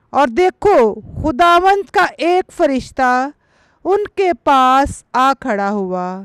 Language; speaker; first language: Urdu; non-native, local second language; Punjabi